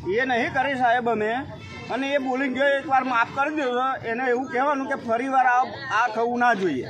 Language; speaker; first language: Gujarati; native; Gujarati